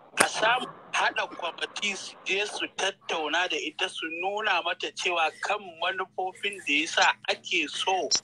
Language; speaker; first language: Hausa; native; Hausa